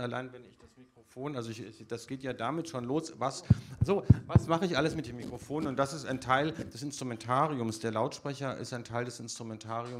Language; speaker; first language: German; native; German